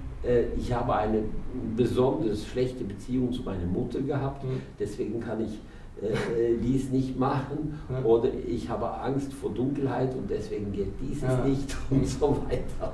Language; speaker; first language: German; non-native, fluent; Norwegian